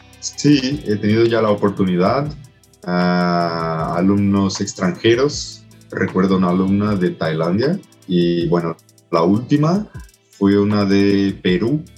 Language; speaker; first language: Spanish; non-native, fluent; Portuguese